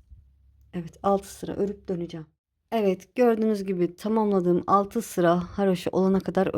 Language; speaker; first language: Turkish; native; Turkish